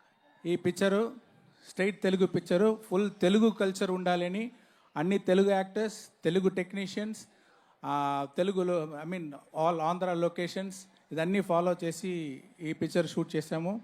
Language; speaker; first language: Telugu; non-native, learner; Tamil